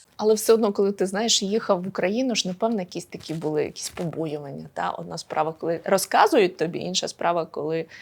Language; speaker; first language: Ukrainian; native; Ukrainian